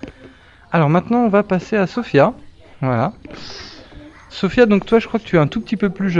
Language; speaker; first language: French; native; French